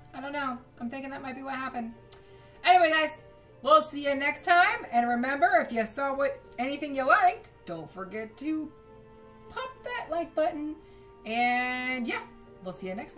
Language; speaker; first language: English; native; English